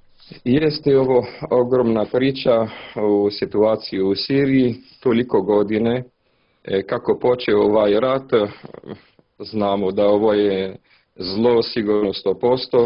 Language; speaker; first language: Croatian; non-native, learner; Arabic